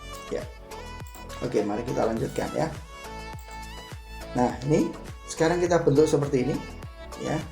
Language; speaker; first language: Indonesian; native; Indonesian